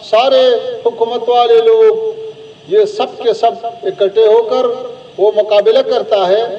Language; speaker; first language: Hindi; non-native, fluent; Pashto